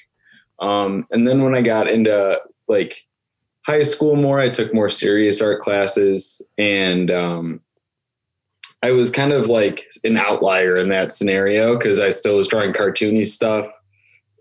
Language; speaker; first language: English; native; English